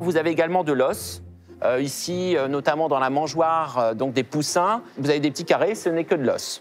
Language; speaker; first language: French; native; French